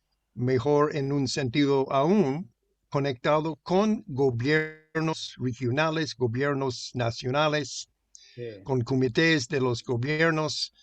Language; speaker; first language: Spanish; non-native, fluent; English